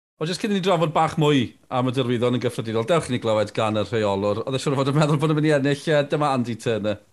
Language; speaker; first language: Welsh; native; Welsh